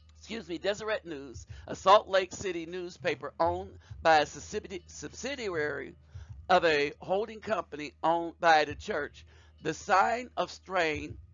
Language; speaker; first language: English; native; English